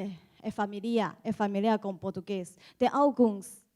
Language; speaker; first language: Portuguese; non-native, learner; Chinese